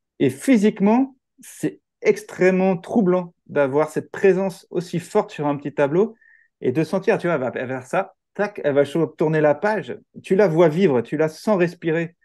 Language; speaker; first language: French; native; French